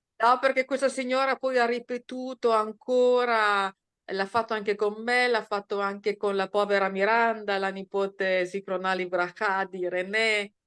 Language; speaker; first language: Italian; native; Italian